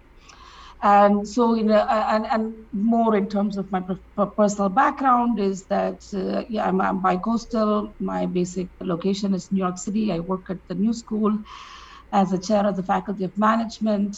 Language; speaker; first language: English; non-native, local second language; Tamil